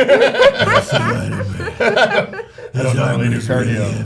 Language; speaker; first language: English; native; English